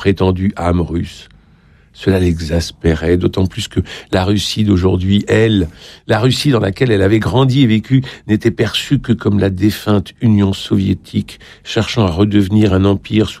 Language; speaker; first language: French; native; French